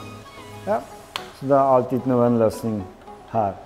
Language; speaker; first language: Norwegian; non-native, fluent; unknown